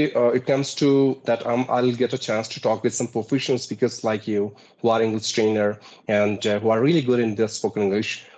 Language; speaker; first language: English; non-native, local second language; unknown